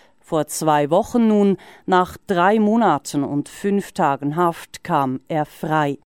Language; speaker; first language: German; native; German